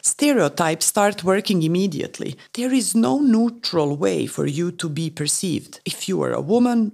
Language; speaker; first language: English; non-native, fluent; Romanian